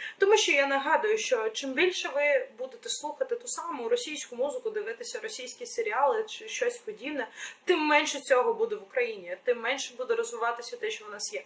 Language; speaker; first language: Ukrainian; non-native, local second language; Russian